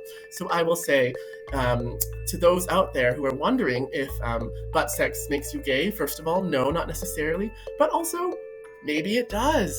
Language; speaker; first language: English; native; English